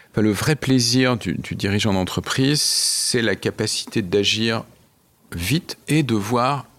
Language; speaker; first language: French; native; French